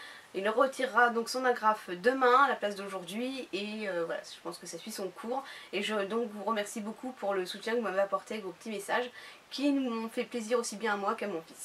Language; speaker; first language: French; native; French